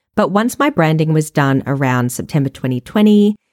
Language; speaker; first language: English; native; English